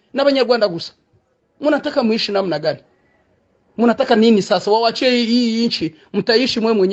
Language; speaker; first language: Swahili; non-native, local second language; Kinyarwanda